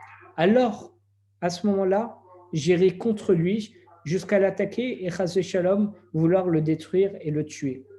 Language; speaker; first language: French; native; French